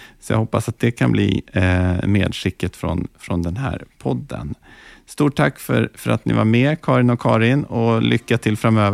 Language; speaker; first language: Swedish; native; Swedish